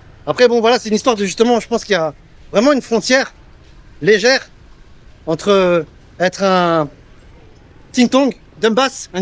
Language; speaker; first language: French; native; French